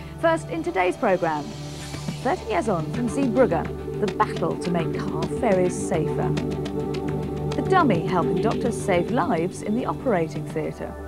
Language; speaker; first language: English; native; English